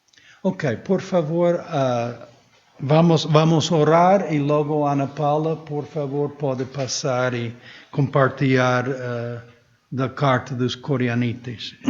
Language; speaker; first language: Portuguese; non-native, fluent; English